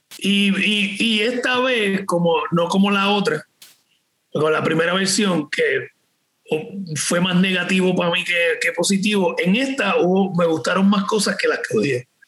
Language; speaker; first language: Spanish; native; Spanish